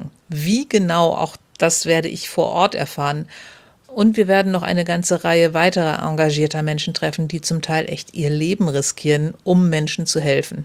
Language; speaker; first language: German; native; German